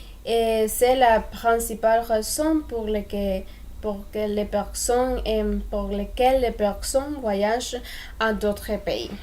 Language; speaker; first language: French; non-native, learner; Spanish